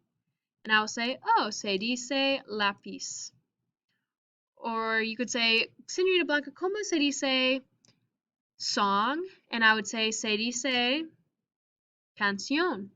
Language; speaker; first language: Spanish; non-native, fluent; English